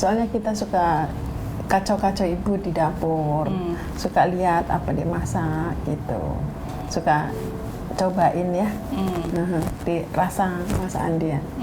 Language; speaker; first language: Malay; non-native, local second language; Javanese